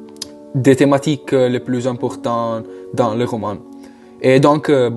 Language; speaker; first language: French; non-native, learner; Italian